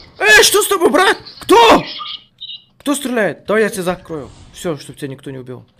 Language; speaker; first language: Russian; non-native, local second language; Kumyk